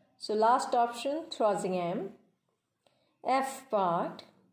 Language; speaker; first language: French; non-native, learner; Punjabi